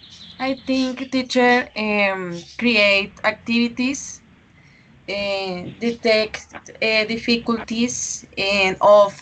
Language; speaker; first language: English; non-native, learner; Spanish